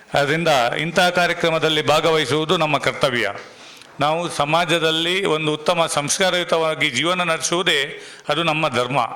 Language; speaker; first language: Kannada; non-native, local second language; Tulu